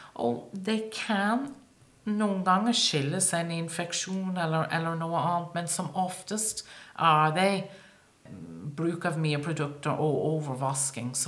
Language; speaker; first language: Norwegian; non-native, fluent; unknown